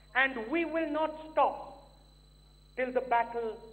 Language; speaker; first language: English; non-native, local second language; Hindi